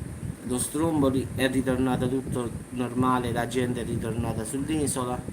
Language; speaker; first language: Italian; native; Italian